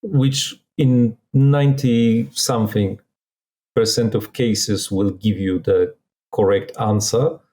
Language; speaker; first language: English; non-native, fluent; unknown